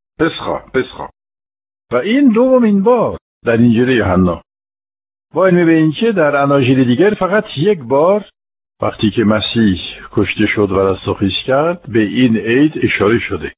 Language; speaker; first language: Persian; non-native, fluent; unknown